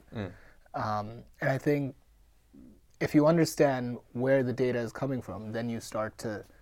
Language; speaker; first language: English; non-native, local second language; Gujarati